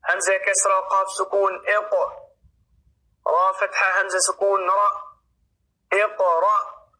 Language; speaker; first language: Arabic; non-native, fluent; Oromo